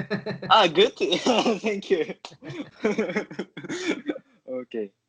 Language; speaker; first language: English; non-native, learner; Japanese